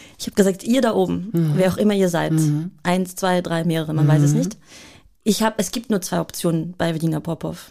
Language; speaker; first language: German; early bilingual, other home language; Bulgarian